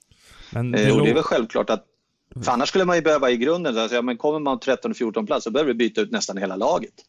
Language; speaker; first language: Swedish; native; Swedish